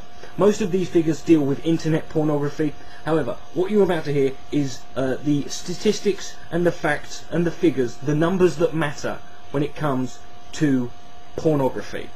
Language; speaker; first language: English; native; English